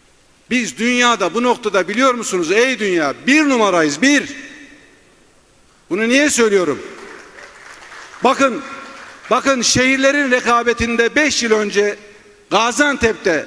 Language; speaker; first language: Turkish; native; Turkish